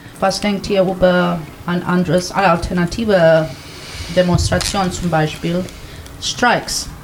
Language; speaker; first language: German; non-native, learner; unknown